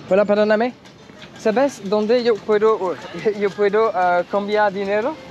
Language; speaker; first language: Spanish; non-native, learner; French